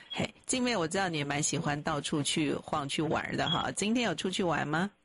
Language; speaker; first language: Chinese; native; Chinese